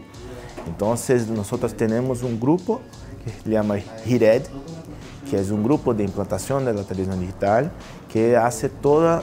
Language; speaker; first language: Spanish; non-native, learner; Portuguese